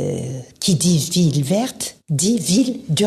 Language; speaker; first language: French; non-native, local second language; Arabic